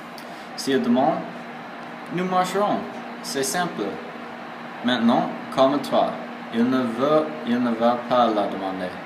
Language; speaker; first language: French; non-native, learner; English